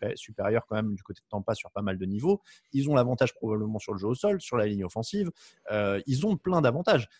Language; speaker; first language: French; native; French